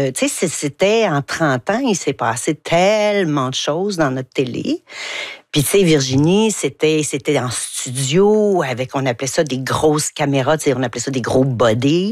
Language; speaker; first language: French; native; French